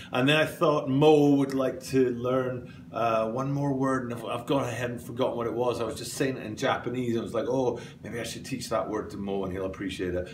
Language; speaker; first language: English; native; English